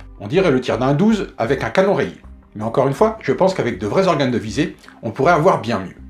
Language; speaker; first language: French; native; French